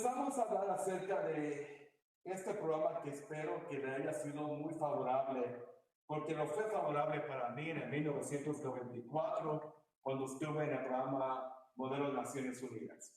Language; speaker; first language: Spanish; early bilingual, heritage; Spanish